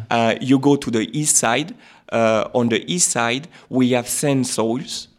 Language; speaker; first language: English; non-native, fluent; French